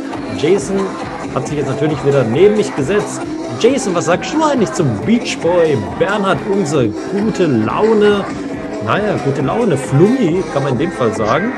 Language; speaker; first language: German; native; German